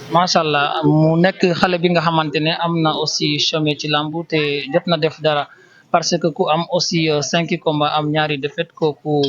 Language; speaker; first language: Wolof; native; Wolof